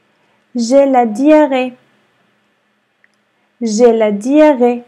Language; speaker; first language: French; non-native, fluent; Arabic